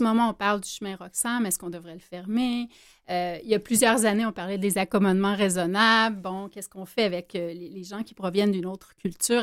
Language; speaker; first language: French; native; French